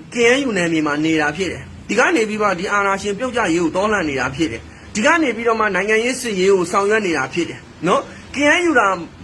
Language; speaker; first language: Burmese; non-native, local second language; Karen languages